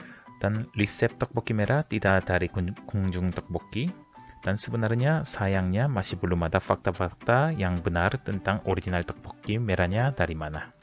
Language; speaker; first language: Indonesian; non-native, fluent; Korean